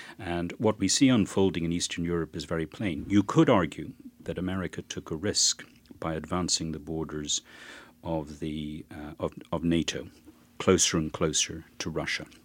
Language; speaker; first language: English; native; English